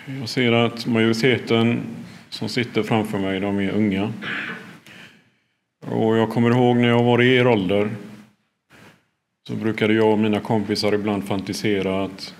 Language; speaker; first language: Swedish; early bilingual, other home language; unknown